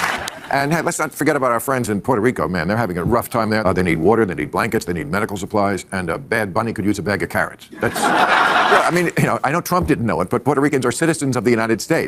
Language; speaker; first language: English; native; English